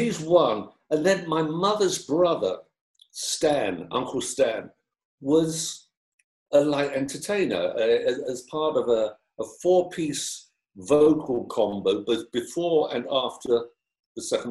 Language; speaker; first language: English; native; English